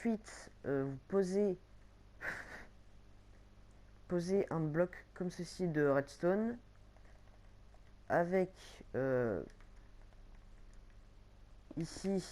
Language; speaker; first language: French; native; French